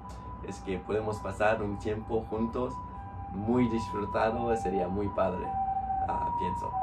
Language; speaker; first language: Spanish; non-native, fluent; English